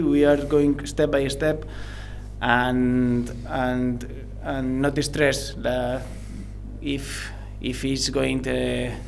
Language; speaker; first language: English; non-native, learner; Spanish